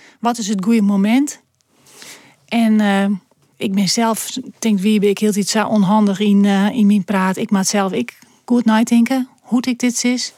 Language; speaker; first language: Dutch; native; Dutch